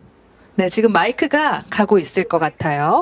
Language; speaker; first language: Korean; native; Korean